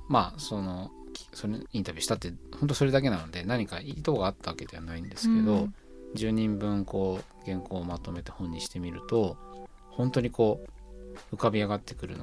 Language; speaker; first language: Japanese; native; Japanese